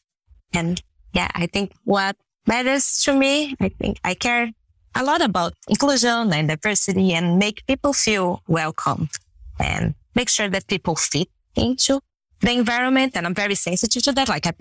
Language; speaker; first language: English; non-native, fluent; Portuguese